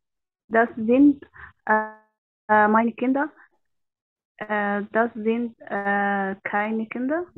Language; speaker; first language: German; non-native, learner; Arabic